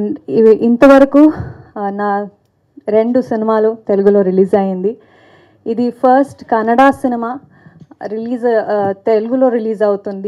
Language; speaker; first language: Telugu; non-native, fluent; Kannada